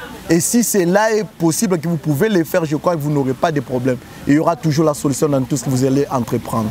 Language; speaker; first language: French; non-native, local second language; Lingala